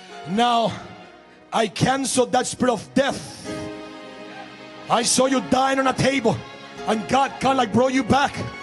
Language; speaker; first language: English; early bilingual, other home language; Spanish